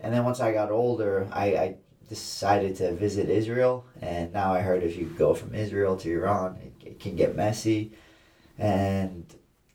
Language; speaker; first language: English; early bilingual, other home language; Assyrian Neo-Aramaic